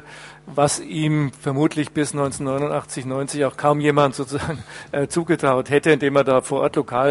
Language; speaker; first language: German; native; German